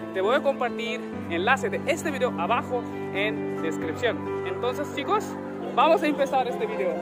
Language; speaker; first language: Spanish; non-native, learner; Hindi